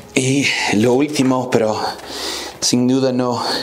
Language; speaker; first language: Spanish; non-native, fluent; English